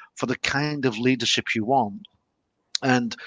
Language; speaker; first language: English; native; English